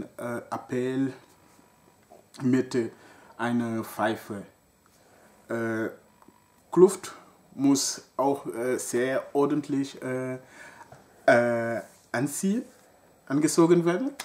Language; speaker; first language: German; non-native, local second language; French